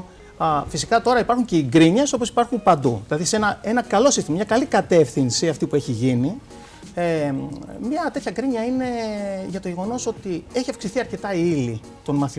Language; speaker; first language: Greek; native; Greek